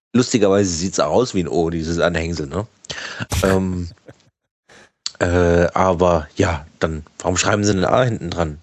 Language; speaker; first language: German; native; German